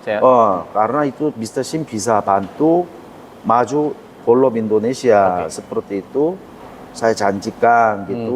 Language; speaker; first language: Indonesian; non-native, learner; Korean